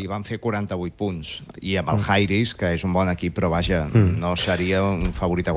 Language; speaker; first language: Catalan; native; Catalan